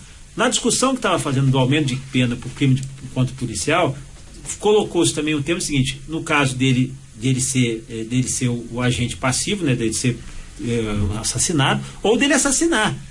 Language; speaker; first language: Portuguese; native; Portuguese